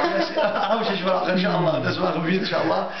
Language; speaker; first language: German; non-native, learner; Arabic